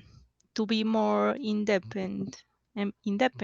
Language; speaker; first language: English; non-native, learner; Spanish